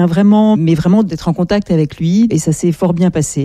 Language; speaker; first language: French; native; French